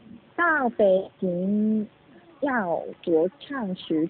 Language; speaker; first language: Chinese; non-native, learner; Korean